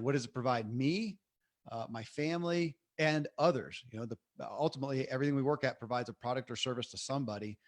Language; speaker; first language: English; native; English